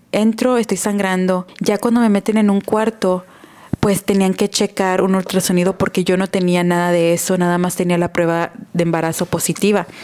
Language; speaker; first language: Spanish; early bilingual, heritage; Spanish